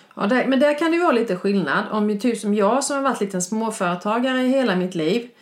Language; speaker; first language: Swedish; native; Swedish